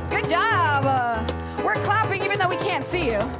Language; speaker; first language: English; native; English